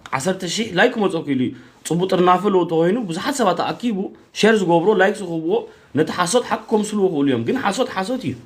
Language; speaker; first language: Tigrinya; early bilingual, heritage; Tigrinya